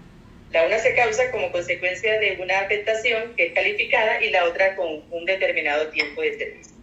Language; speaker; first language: Spanish; native; Spanish